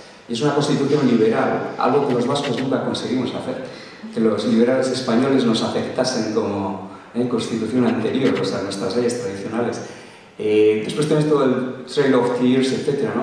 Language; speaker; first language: Spanish; native; Spanish